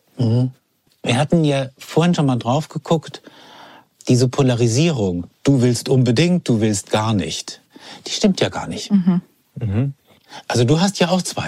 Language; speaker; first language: German; native; German